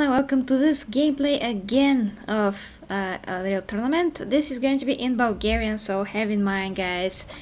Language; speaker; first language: English; non-native, fluent; Bulgarian